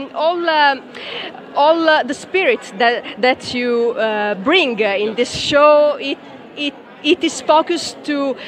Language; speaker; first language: English; non-native, fluent; Italian